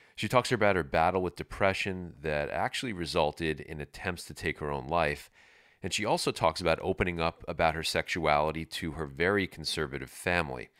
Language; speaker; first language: English; native; English